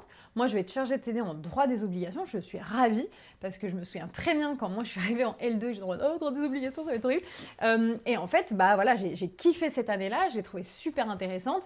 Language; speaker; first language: French; native; French